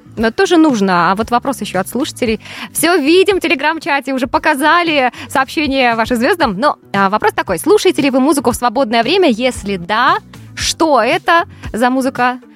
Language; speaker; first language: Russian; native; Russian